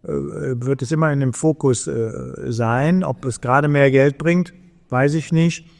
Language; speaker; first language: German; native; German